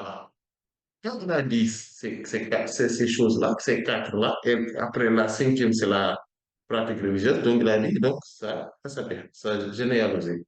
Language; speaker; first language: French; non-native, local second language; Wolof